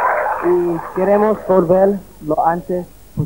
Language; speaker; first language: Spanish; non-native, learner; English